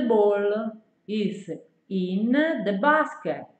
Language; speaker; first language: English; non-native, fluent; Italian